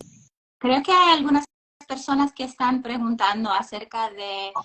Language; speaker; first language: Spanish; non-native, fluent; English